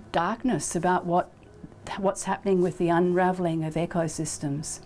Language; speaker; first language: English; native; English